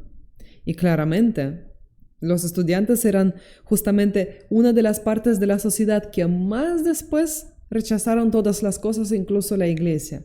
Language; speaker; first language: Spanish; non-native, fluent; Russian